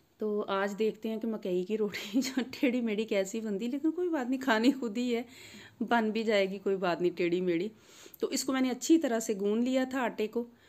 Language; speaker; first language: Urdu; non-native, local second language; Punjabi